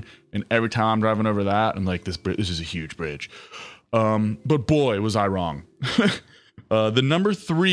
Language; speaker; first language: English; native; English